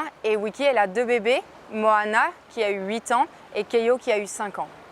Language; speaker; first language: French; native; French